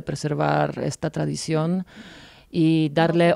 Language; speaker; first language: Spanish; non-native, fluent; Polish